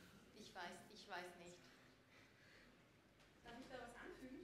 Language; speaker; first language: German; non-native, fluent; Spanish